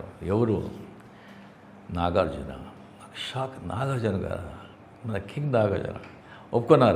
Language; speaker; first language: Telugu; non-native, fluent; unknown